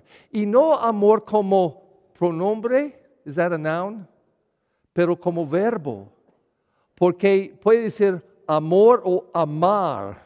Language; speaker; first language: Spanish; non-native, learner; English